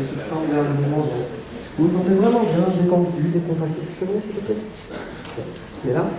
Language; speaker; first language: French; native; French